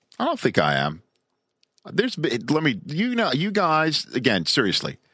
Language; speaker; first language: English; native; English